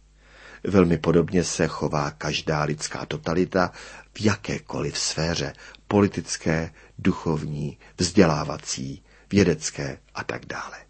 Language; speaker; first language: Czech; native; Czech